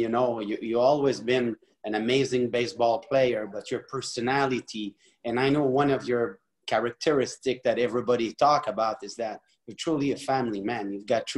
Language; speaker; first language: English; non-native, fluent; French